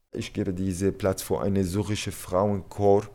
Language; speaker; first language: German; non-native, learner; Arabic